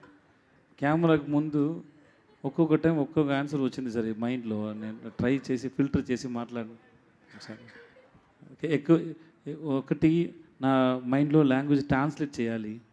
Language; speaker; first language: Telugu; non-native, learner; Tamil